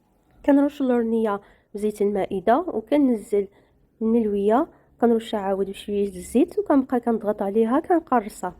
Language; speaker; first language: Arabic; native; Arabic